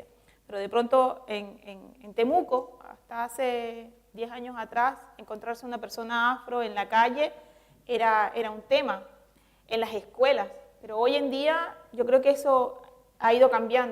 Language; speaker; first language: Spanish; native; Spanish